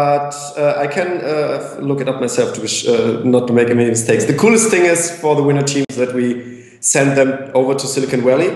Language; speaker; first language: English; non-native, fluent; German